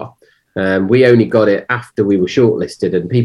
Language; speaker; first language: English; native; English